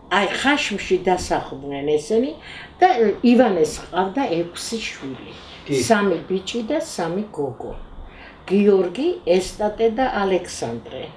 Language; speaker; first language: Georgian; native; Georgian